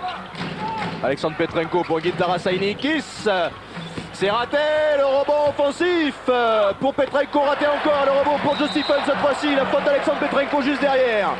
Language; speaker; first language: French; native; French